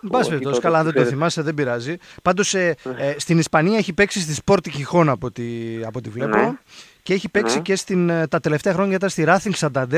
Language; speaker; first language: Greek; native; Greek